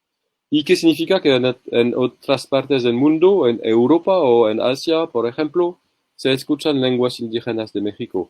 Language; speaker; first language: Spanish; non-native, learner; French